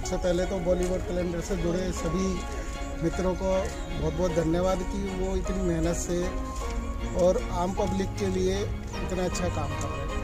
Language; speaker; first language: Hindi; native; Hindi